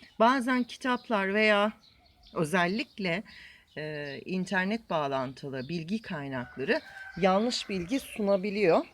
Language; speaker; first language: Turkish; native; Turkish